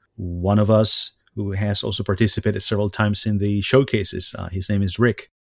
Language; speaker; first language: English; non-native, fluent; Spanish